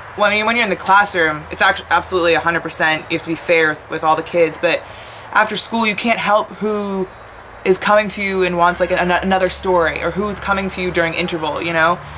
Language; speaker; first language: English; native; English